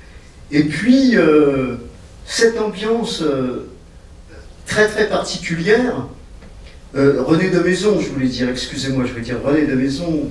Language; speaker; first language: French; native; French